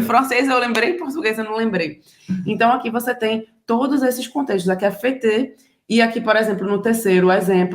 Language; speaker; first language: Portuguese; native; Portuguese